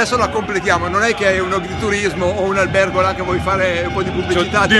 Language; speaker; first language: Italian; native; Italian